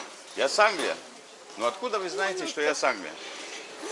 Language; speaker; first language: Russian; non-native, learner; English